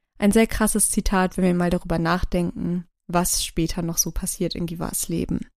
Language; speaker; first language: German; early bilingual, other home language; Turkish